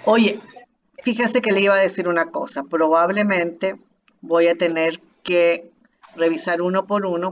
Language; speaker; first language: Spanish; native; Spanish